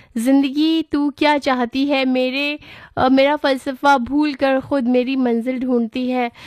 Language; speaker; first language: Hindi; native; Hindi